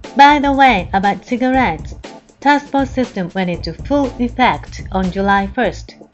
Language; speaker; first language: English; non-native, fluent; Japanese